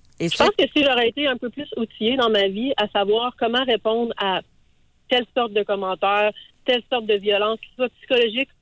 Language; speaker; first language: French; native; French